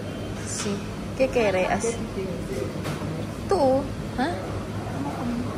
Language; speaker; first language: Spanish; non-native, learner; Filipino